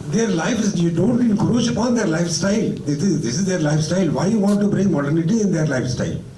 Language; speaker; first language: English; non-native, local second language; Hindi